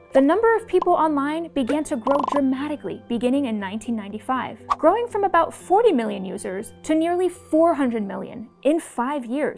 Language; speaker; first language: English; native; English